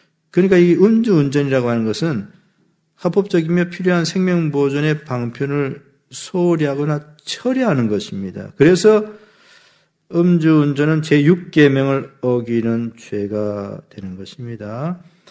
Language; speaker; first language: Korean; native; Korean